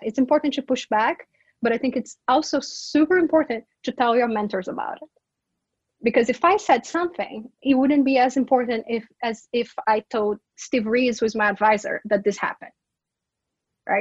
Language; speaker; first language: English; non-native, fluent; Portuguese